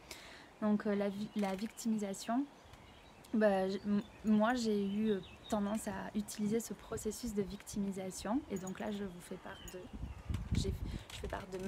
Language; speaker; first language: French; native; French